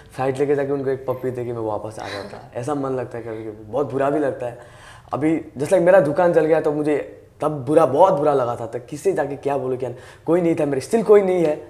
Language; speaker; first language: Hindi; native; Hindi